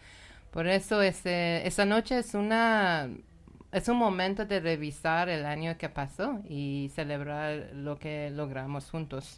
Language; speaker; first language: Spanish; non-native, learner; Persian